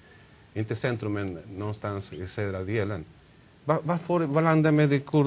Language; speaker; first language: Swedish; non-native, fluent; Spanish